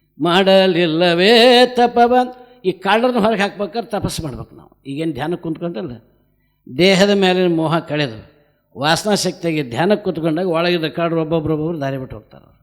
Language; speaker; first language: Kannada; native; Kannada